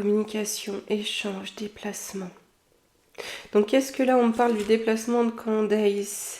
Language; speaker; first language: French; native; French